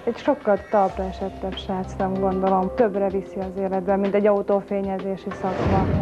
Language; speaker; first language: Hungarian; native; Hungarian